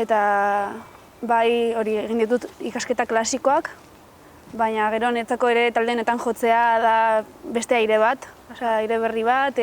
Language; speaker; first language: Basque; non-native, local second language; Spanish